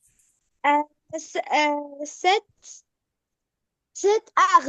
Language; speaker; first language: French; non-native, learner; Arabic